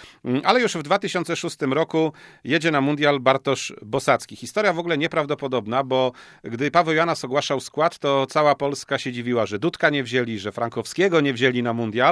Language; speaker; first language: Polish; native; Polish